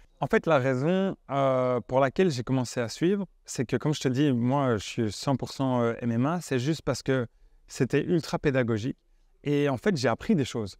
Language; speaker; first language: French; native; French